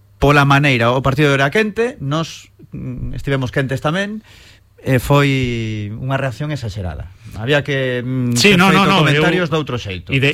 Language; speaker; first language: Galician; native; Galician